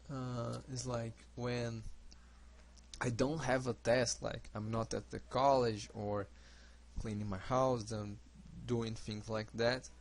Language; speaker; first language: English; non-native, learner; Portuguese